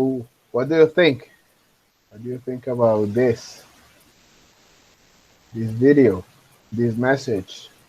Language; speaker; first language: English; non-native, fluent; Spanish